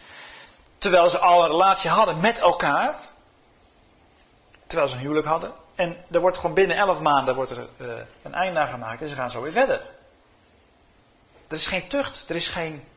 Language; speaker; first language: Dutch; native; Dutch